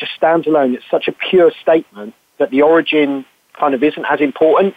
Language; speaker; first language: English; native; English